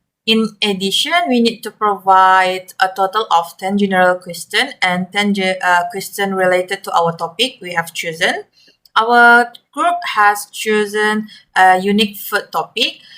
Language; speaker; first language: English; non-native, learner; Malay